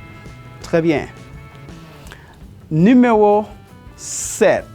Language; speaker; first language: French; non-native, fluent; Spanish